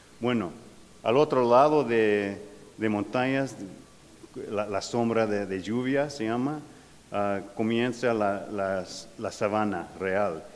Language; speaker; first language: Spanish; non-native, learner; English